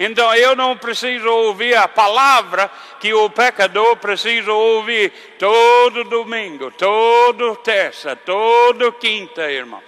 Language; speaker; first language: Portuguese; non-native, fluent; English